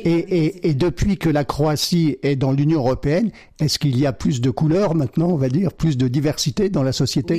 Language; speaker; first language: French; native; French